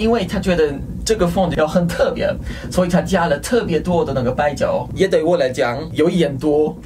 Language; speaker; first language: Chinese; non-native, fluent; German